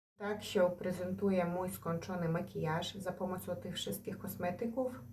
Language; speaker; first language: Polish; non-native, fluent; Ukrainian